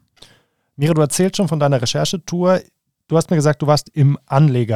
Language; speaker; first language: German; native; German